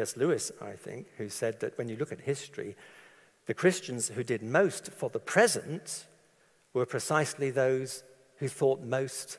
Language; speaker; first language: English; native; English